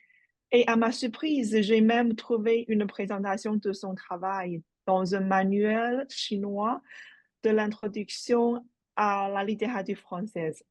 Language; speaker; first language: French; non-native, fluent; Chinese